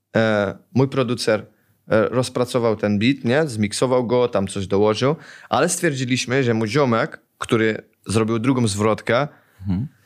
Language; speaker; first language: Polish; early bilingual, heritage; Polish